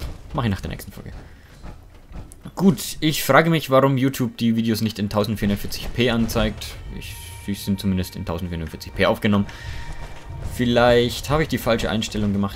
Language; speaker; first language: German; native; German